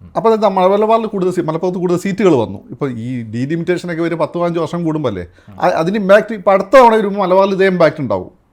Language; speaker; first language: Malayalam; native; Malayalam